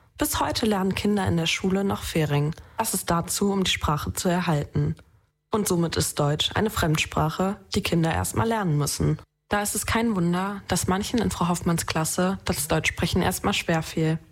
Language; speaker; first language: German; native; German